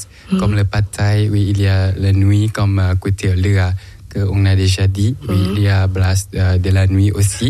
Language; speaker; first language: French; non-native, learner; Thai